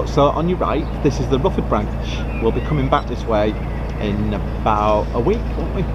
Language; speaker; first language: English; native; English